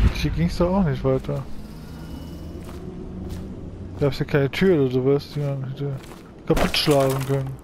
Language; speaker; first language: German; native; German